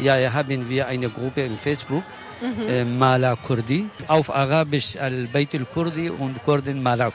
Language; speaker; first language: German; non-native, learner; Kurdish